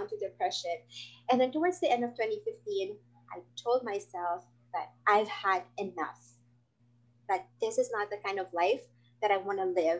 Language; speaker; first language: English; non-native, local second language; Filipino